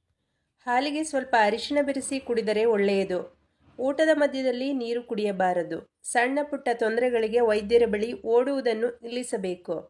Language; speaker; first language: Kannada; native; Kannada